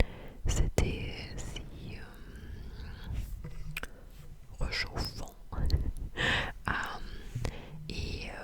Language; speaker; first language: French; non-native, fluent; English